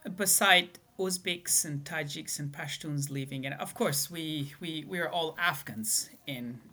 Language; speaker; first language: English; non-native, fluent; Persian